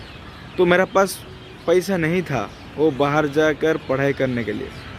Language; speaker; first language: Hindi; non-native, local second language; Odia